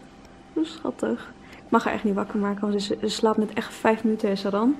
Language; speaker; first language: Dutch; native; Dutch